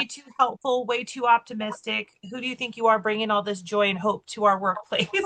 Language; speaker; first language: English; native; English